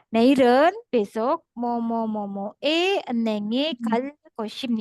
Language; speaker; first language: Korean; non-native, fluent; Indonesian